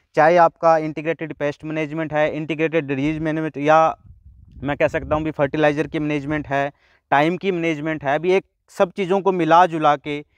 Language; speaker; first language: Hindi; non-native, local second language; Punjabi